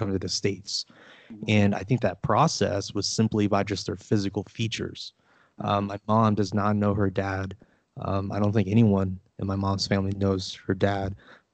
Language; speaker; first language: English; early bilingual, other home language; Vietnamese